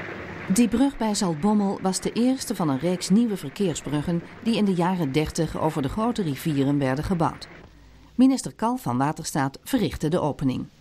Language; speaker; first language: Dutch; native; Dutch